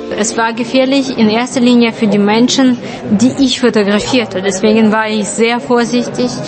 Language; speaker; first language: German; non-native, fluent; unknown